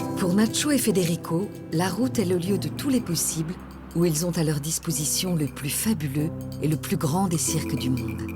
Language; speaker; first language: French; native; French